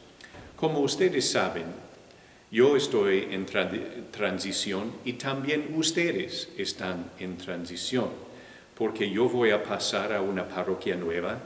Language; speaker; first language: Spanish; non-native, fluent; English